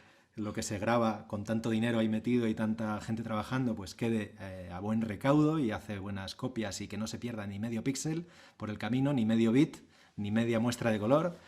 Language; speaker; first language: Spanish; native; Spanish